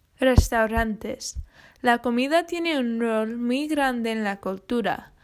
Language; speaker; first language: Spanish; non-native, fluent; English